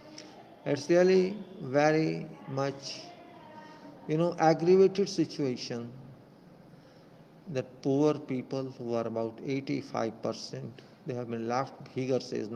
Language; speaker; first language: English; non-native, local second language; Hindi